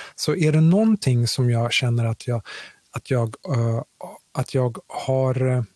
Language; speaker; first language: Swedish; native; Swedish